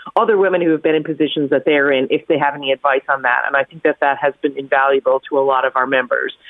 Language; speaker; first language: English; native; English